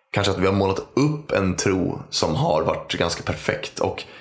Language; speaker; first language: Swedish; native; Swedish